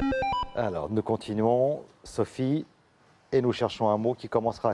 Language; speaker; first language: French; native; French